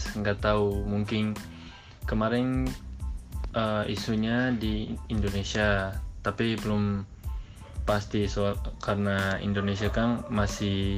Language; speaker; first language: Indonesian; non-native, local second language; Tetum